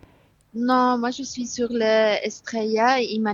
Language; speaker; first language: French; non-native, fluent; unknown